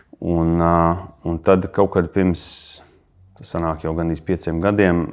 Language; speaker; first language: Latvian; early bilingual, heritage; Latvian